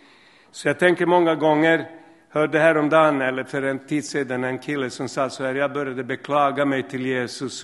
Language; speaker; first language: Swedish; non-native, fluent; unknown